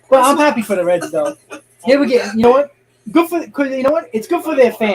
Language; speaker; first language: English; native; English